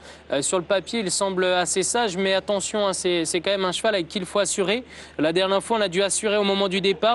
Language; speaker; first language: French; native; French